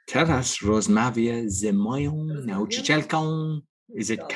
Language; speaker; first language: Polish; non-native, learner; English